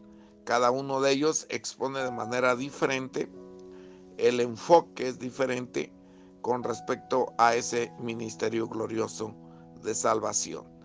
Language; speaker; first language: Spanish; native; Spanish